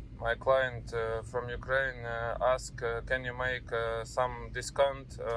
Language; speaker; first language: English; non-native, learner; Ukrainian